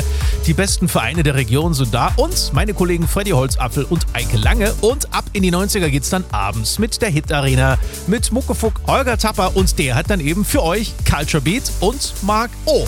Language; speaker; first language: German; native; German